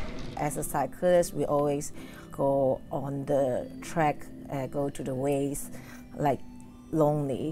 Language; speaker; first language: English; non-native, learner; Cantonese